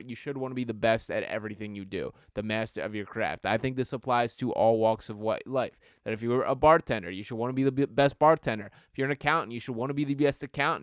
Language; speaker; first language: English; native; English